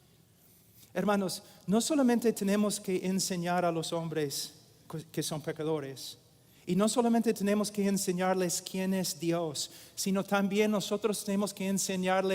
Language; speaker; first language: Spanish; non-native, fluent; English